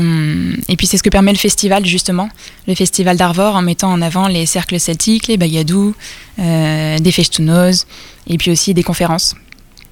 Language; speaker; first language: French; native; French